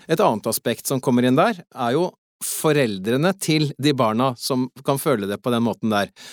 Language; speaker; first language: Norwegian; native; Norwegian